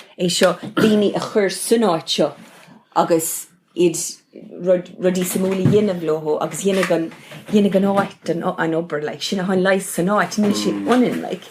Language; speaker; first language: Irish; non-native, local second language; English